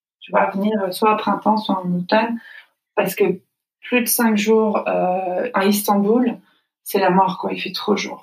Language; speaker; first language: French; native; French